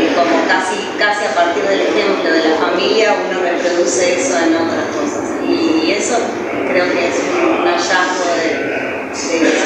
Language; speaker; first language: Spanish; native; Spanish